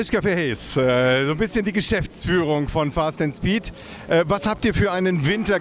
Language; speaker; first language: German; native; German